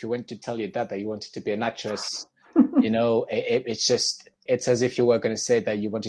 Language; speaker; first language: English; non-native, fluent; French